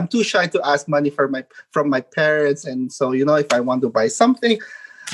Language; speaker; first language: English; non-native, local second language; Filipino